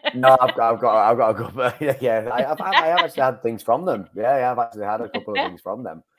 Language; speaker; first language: English; native; English